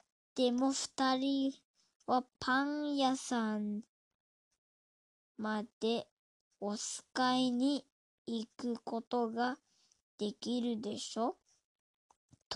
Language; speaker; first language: Japanese; non-native, learner; Indonesian